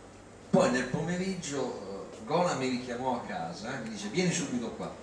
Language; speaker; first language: Italian; native; Italian